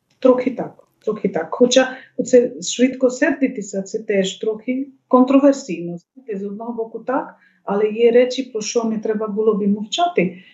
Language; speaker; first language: Ukrainian; non-native, fluent; Bangla